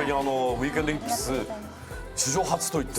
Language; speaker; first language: Japanese; native; Japanese